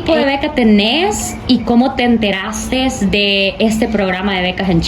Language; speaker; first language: Spanish; native; Spanish